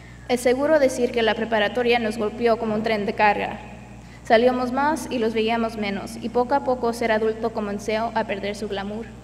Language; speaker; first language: Spanish; early bilingual, other home language; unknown